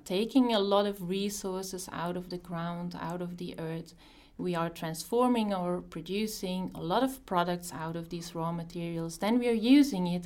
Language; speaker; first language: English; non-native, fluent; Dutch